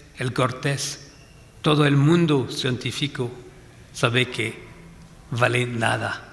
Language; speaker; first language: Spanish; non-native, fluent; French